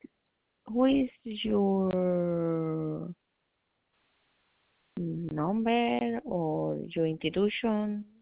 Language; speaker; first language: English; non-native, learner; Spanish